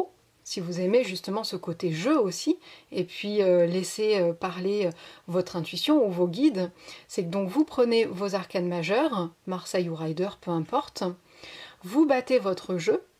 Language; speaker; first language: French; native; French